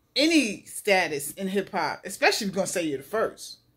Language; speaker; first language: English; native; English